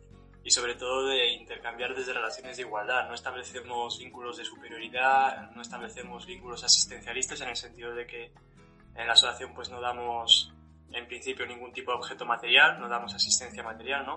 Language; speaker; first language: Spanish; native; Spanish